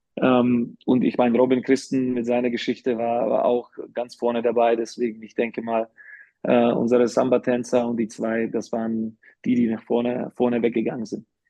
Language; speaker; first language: German; non-native, fluent; Slovak